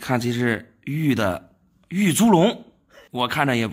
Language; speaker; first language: Chinese; native; Chinese